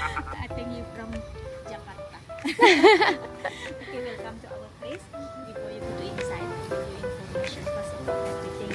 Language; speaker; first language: English; non-native, learner; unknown